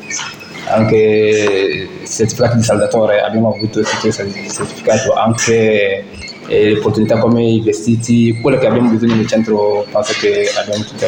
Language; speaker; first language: Italian; non-native, learner; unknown